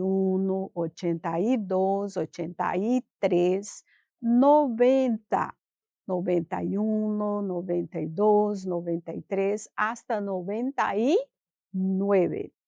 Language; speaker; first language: Spanish; non-native, fluent; Portuguese